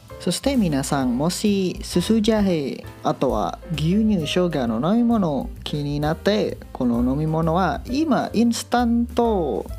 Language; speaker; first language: Japanese; non-native, learner; Indonesian